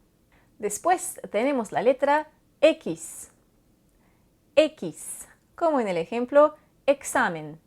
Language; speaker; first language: Spanish; non-native, fluent; French